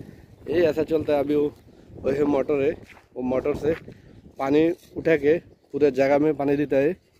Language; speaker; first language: Hindi; non-native, learner; Bangla